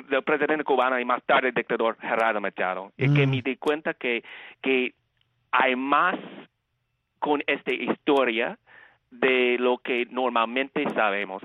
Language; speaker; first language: Spanish; non-native, fluent; English